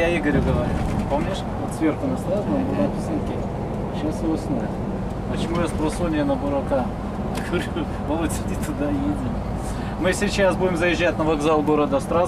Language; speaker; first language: Russian; native; Russian